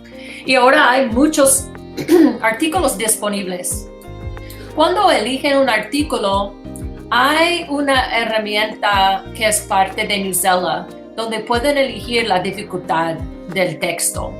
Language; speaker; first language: Spanish; non-native, fluent; English